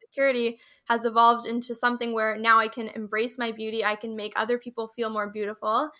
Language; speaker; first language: English; early bilingual, other home language; Hindi